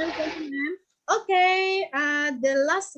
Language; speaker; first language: English; non-native, learner; Indonesian